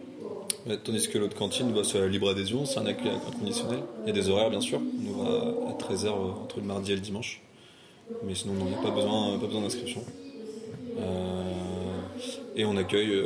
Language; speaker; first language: French; native; French